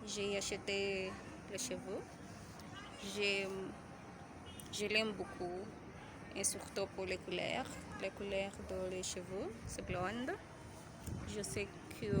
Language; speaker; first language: French; non-native, learner; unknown